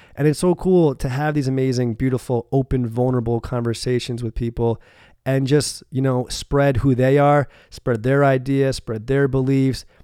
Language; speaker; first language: English; native; English